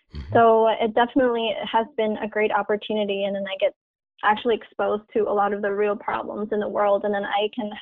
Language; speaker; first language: English; non-native, fluent; Chinese